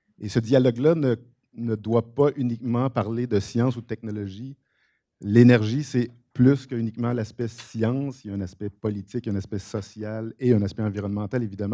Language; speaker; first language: French; native; French